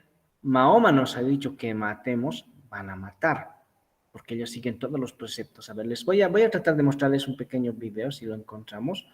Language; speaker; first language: Spanish; native; Spanish